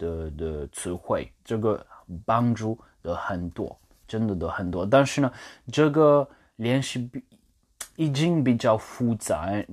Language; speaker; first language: Chinese; non-native, learner; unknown